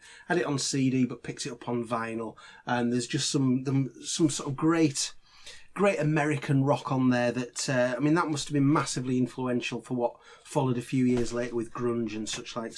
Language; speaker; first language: English; native; English